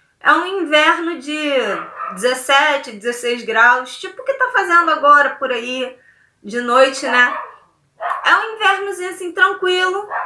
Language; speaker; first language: Portuguese; native; Portuguese